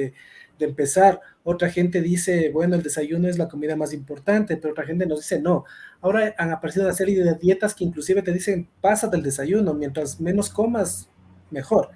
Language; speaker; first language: Spanish; native; Spanish